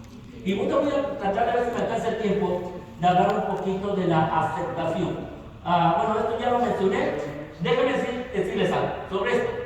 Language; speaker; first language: Spanish; native; Spanish